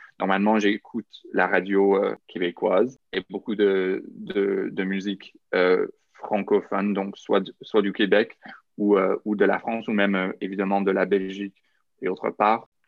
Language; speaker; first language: French; non-native, local second language; English